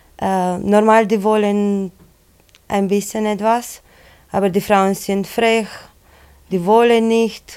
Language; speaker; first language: German; non-native, learner; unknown